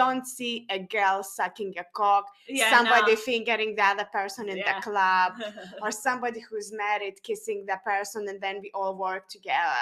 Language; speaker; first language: English; non-native, fluent; Lithuanian